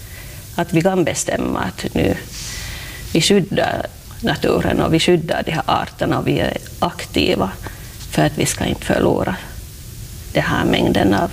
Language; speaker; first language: Swedish; non-native, local second language; Finnish